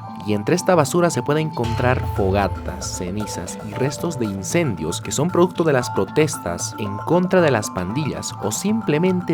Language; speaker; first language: Spanish; native; Spanish